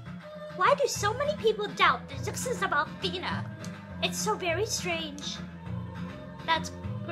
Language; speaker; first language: English; native; English